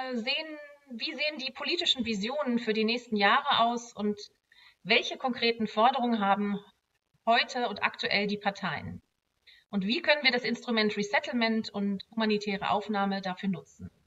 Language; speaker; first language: German; native; German